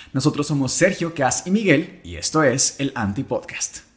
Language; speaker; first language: Spanish; native; Spanish